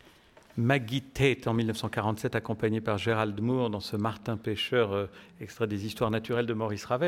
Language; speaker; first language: French; native; French